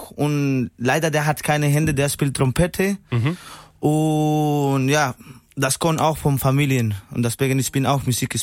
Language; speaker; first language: German; non-native, learner; Spanish